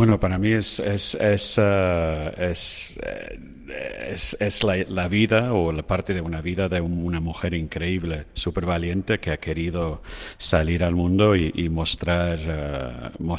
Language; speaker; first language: Spanish; non-native, fluent; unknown